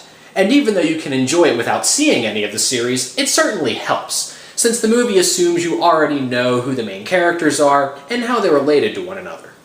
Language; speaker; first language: English; native; English